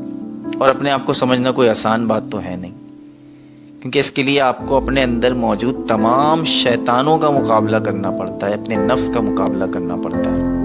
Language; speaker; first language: Urdu; native; Urdu